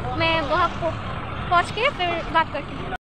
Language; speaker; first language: Hindi; non-native, learner; Bangla